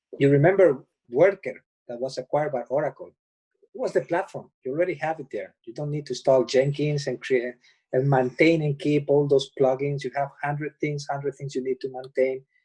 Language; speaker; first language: English; non-native, fluent; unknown